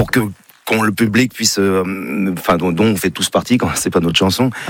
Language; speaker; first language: French; native; French